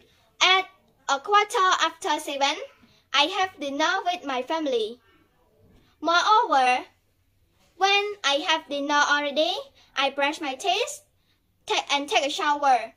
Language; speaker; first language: English; non-native, learner; Khmer